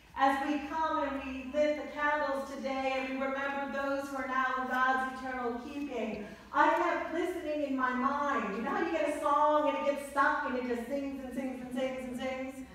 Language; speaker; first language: English; native; English